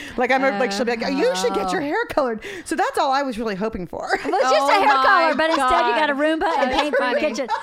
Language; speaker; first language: English; native; English